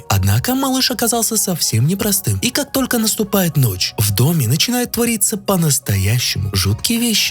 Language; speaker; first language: Russian; native; Russian